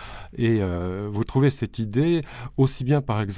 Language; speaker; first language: French; native; French